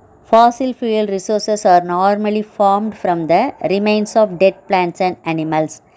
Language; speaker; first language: English; non-native, local second language; Tamil